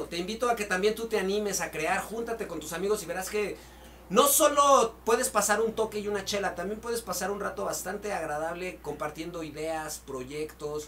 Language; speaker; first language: Spanish; native; Spanish